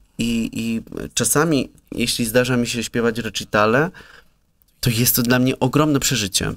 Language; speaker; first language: Polish; native; Polish